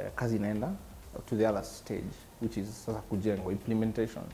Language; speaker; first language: English; non-native, local second language; Swahili